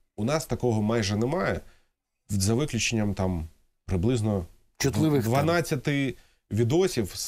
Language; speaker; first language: Ukrainian; native; Ukrainian